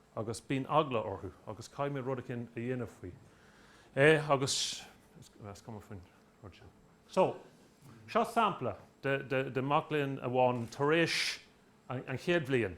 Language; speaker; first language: Irish; non-native, local second language; English